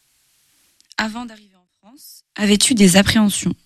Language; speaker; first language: French; native; French